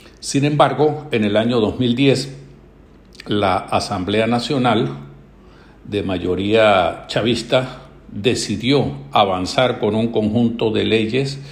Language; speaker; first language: Spanish; native; Spanish